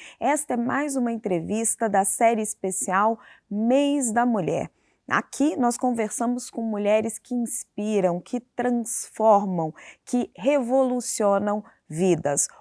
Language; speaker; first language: Portuguese; native; Portuguese